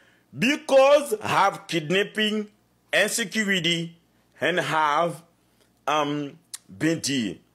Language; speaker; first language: English; non-native, learner; Haitian Creole